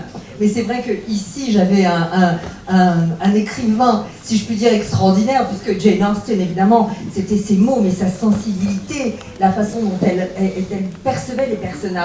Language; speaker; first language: French; native; French